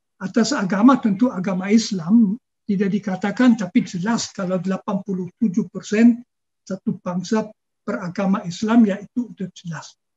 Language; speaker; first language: Indonesian; non-native, fluent; German